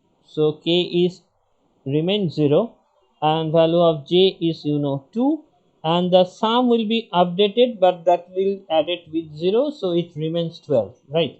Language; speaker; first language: English; non-native, local second language; Bangla